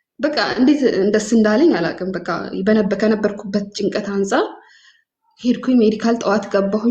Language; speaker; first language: Amharic; native; Amharic